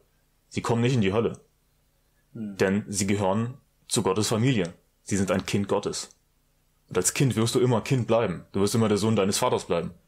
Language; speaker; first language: German; native; German